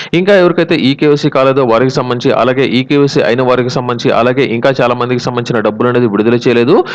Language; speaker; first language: Telugu; native; Telugu